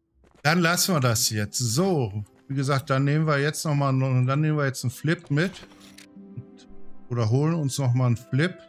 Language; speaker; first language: German; native; German